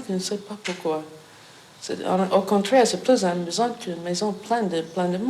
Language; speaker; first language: French; non-native, fluent; English